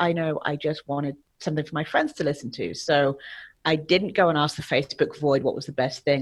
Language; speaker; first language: English; native; English